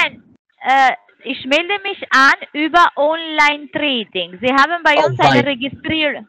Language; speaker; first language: German; non-native, fluent; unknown